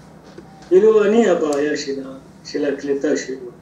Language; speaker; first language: Hebrew; non-native, local second language; Arabic